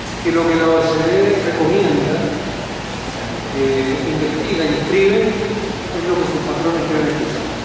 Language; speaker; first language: Spanish; native; Spanish